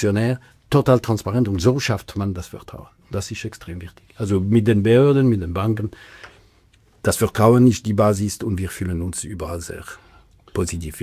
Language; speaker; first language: German; non-native, local second language; French